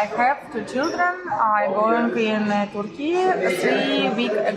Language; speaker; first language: English; non-native, learner; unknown